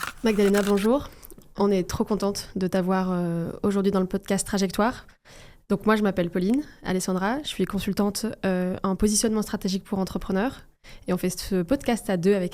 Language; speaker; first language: French; native; French